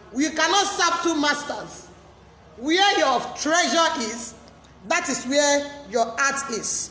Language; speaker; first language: English; non-native, local second language; Yoruba